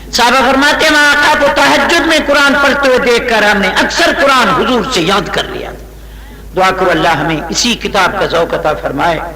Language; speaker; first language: Urdu; non-native, local second language; Saraiki